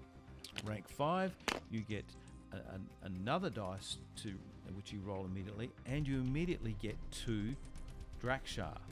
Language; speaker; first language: English; native; English